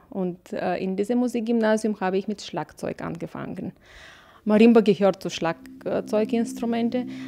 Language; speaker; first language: German; non-native, fluent; Bulgarian